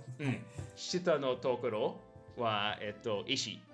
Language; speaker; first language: Japanese; non-native, learner; English